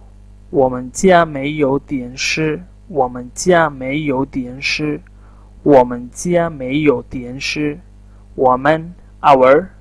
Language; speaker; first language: Chinese; non-native, learner; Urdu